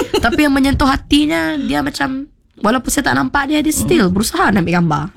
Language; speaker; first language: Malay; non-native, local second language; Iban